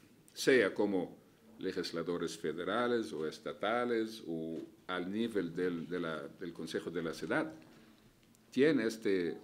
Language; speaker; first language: Spanish; non-native, fluent; Arabic